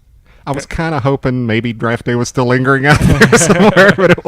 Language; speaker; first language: English; native; English